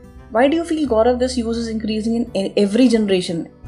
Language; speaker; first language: English; non-native, local second language; Hindi